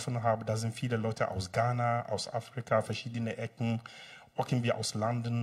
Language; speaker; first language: German; non-native, fluent; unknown